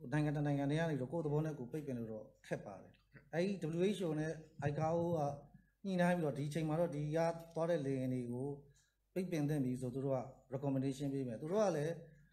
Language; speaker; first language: Burmese; native; Burmese